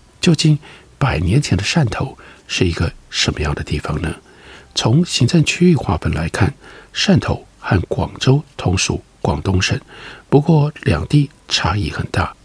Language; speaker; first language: Chinese; native; Chinese